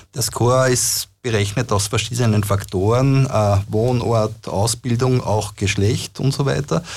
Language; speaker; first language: German; native; German